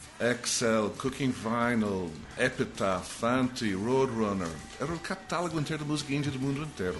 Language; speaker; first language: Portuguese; non-native, fluent; English